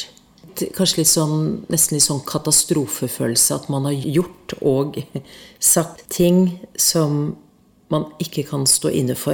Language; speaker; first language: Norwegian; native; Norwegian